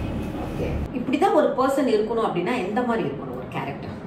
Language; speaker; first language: Tamil; native; Tamil